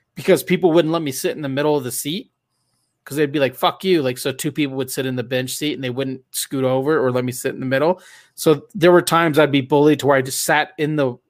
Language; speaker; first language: English; native; English